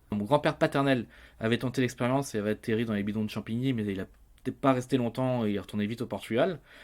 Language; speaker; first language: French; native; French